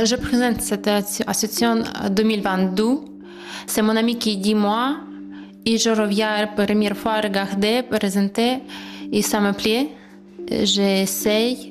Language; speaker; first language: French; non-native, learner; Ukrainian